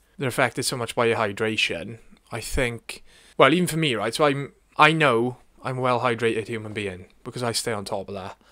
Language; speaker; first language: English; native; English